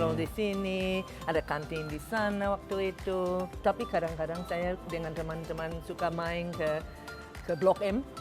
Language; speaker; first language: Indonesian; non-native, fluent; English